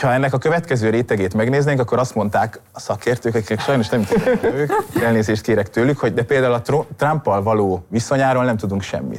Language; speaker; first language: Hungarian; native; Hungarian